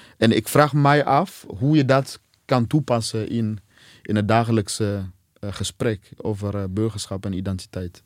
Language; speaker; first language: Dutch; non-native, fluent; Swahili